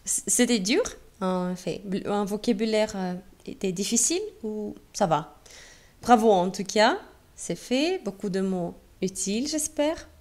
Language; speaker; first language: French; non-native, fluent; Russian